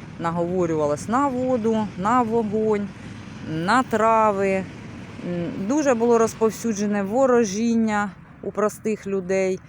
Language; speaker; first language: Ukrainian; non-native, local second language; Russian